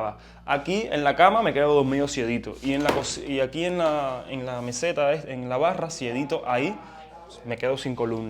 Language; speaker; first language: Spanish; native; Spanish